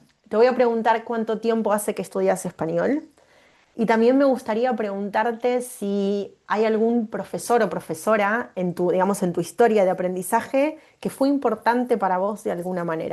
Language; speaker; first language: Spanish; native; Spanish